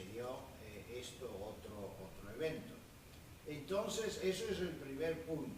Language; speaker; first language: Spanish; non-native, fluent; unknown